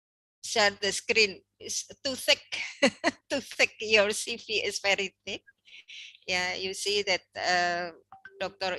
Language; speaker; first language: English; non-native, learner; Indonesian